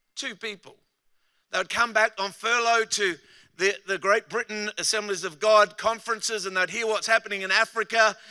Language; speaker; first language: English; native; English